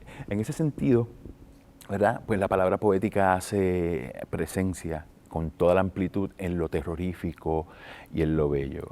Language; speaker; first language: Spanish; native; Spanish